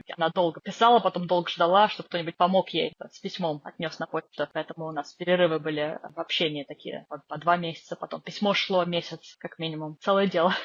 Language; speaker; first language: Russian; native; Russian